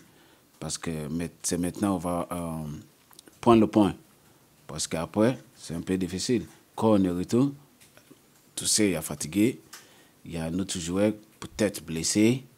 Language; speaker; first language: French; non-native, learner; English